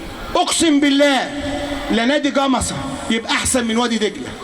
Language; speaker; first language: Arabic; native; Arabic